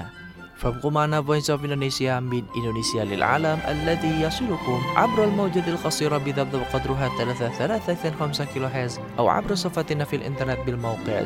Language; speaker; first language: Arabic; non-native, fluent; Indonesian